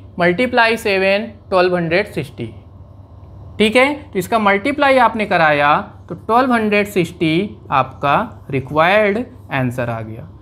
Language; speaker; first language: Hindi; native; Hindi